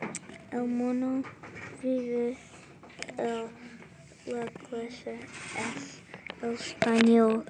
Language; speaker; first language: Spanish; non-native, learner; English